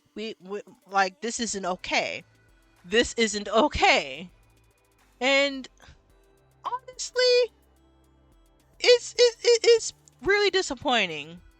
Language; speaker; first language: English; native; English